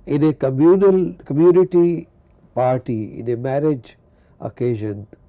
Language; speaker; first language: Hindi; early bilingual, other home language; Punjabi